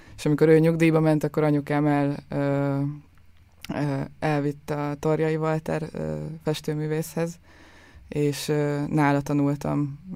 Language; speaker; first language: Hungarian; native; Hungarian